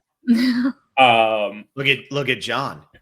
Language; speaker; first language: English; native; English